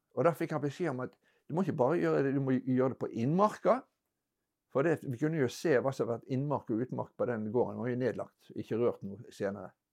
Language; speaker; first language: Norwegian; native; Norwegian